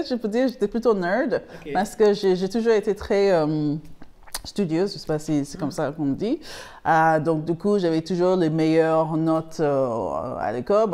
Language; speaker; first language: French; non-native, fluent; English